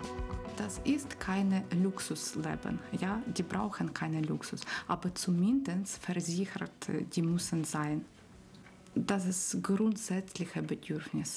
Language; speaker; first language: German; non-native, learner; Ukrainian